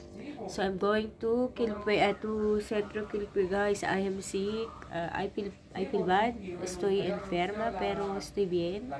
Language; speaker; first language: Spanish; non-native, learner; Filipino